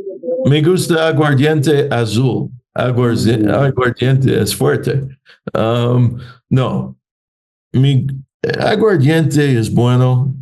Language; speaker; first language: Spanish; non-native, learner; English